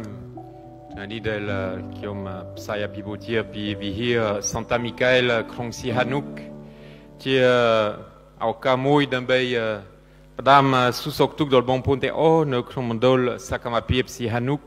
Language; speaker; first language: Khmer; non-native, fluent; French